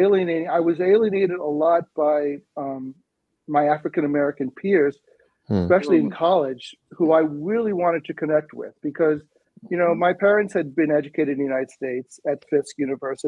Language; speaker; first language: English; native; English